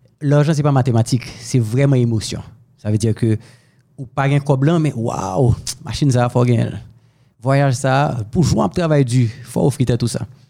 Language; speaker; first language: French; non-native, local second language; Haitian Creole